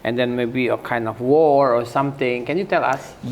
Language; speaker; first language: English; non-native, fluent; Indonesian